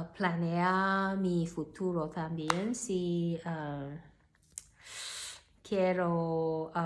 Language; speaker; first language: Spanish; non-native, learner; Cantonese